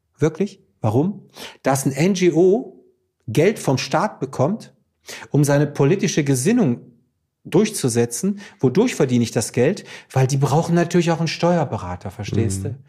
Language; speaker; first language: German; early bilingual, other home language; Greek